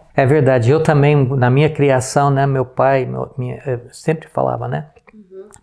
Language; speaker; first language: Portuguese; non-native, fluent; English